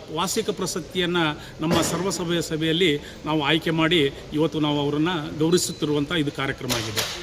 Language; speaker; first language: Kannada; non-native, local second language; Lambadi